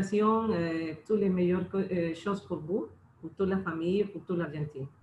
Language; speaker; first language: French; non-native, learner; Spanish